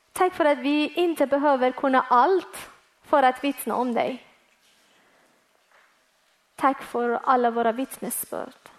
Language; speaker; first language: Swedish; early bilingual, other home language; Persian